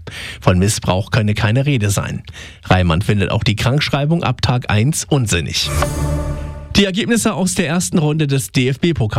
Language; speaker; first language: German; native; German